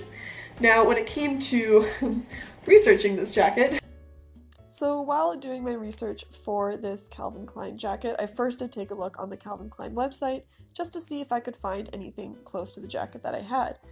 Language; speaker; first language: English; native; English